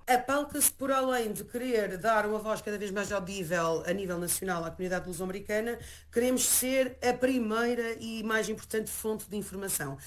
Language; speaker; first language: Portuguese; early bilingual, heritage; Portuguese